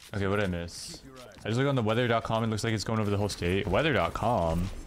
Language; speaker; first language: English; native; English